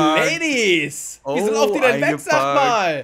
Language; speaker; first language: German; native; German